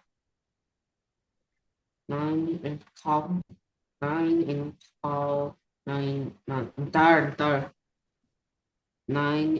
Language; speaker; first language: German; non-native, learner; Indonesian